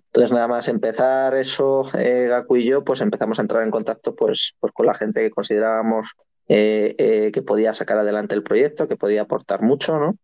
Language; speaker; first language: Spanish; native; Spanish